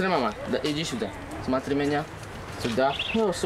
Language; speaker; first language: Russian; non-native, learner; Swahili